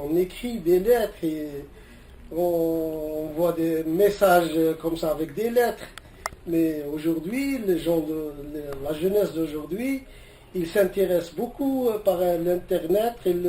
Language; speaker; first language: French; non-native, local second language; Arabic